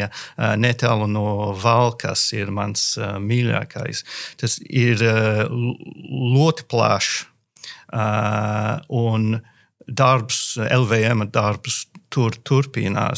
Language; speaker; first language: Latvian; non-native, learner; English